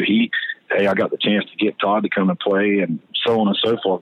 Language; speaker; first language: English; native; English